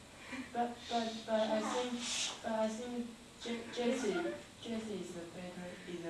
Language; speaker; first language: English; non-native, learner; Chinese